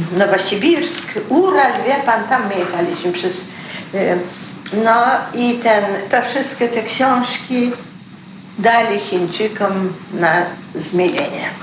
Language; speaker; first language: Polish; early bilingual, heritage; Polish